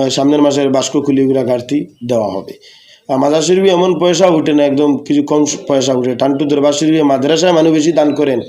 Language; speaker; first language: Bangla; non-native, local second language; Sylheti